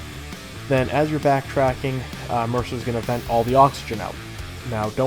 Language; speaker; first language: English; native; English